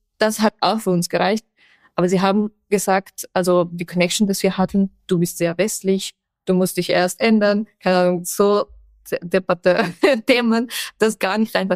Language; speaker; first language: German; non-native, fluent; Persian